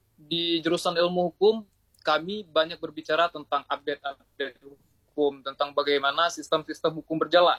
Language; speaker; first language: Indonesian; native; Indonesian